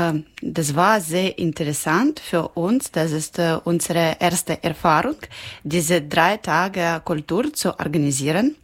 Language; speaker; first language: German; non-native, learner; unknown